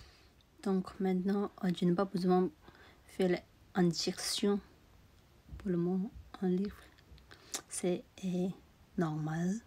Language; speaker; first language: French; non-native, learner; Tibetan